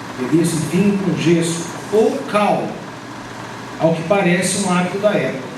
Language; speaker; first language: Portuguese; native; Portuguese